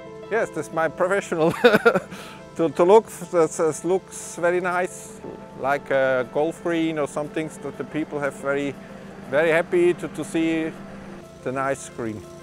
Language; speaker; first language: English; non-native, learner; Swiss German